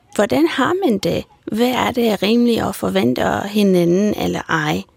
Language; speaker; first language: Danish; non-native, fluent; Romanian